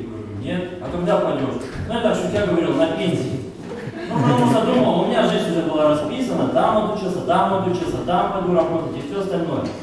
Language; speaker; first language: Russian; native; Russian